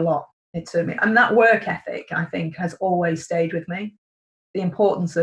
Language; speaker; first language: English; native; English